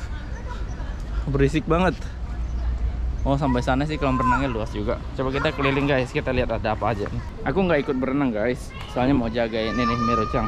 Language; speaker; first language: Indonesian; native; Indonesian